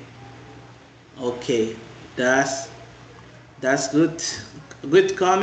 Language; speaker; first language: English; non-native, fluent; Spanish